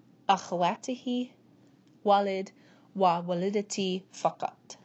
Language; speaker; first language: Arabic; non-native, learner; English